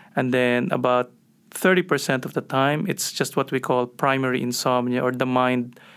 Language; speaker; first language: English; non-native, local second language; Filipino